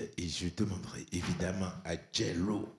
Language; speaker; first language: French; native; French